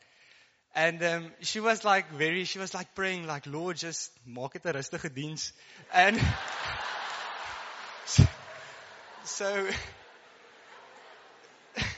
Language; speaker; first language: English; non-native, local second language; Afrikaans